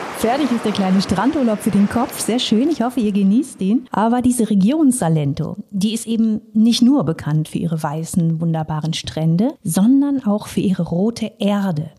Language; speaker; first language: German; native; German